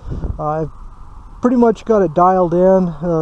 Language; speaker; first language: English; native; English